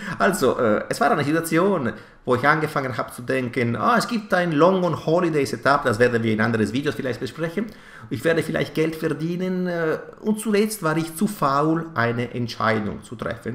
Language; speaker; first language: German; non-native, fluent; Italian